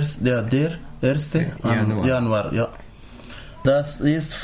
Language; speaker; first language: German; non-native, learner; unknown